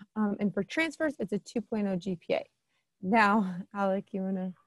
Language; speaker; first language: English; native; English